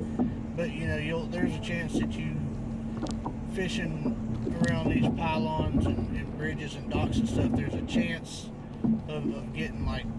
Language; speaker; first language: English; native; English